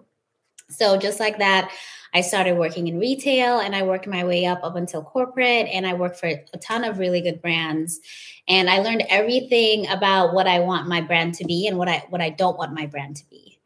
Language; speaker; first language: English; non-native, local second language; Wolof